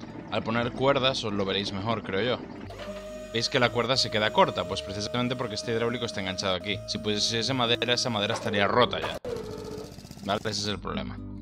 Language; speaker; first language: Spanish; native; Spanish